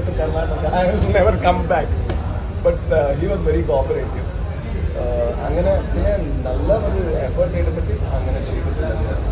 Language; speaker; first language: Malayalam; non-native, local second language; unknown